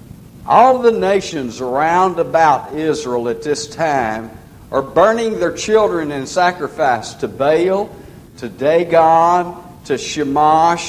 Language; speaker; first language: English; native; English